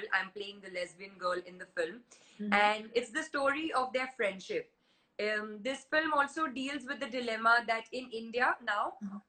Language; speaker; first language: English; non-native, local second language; Hindi